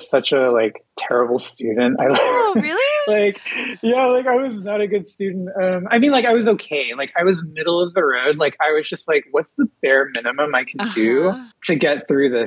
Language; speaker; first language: English; native; English